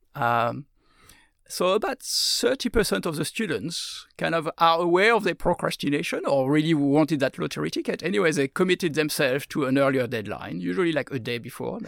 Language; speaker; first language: English; non-native, fluent; French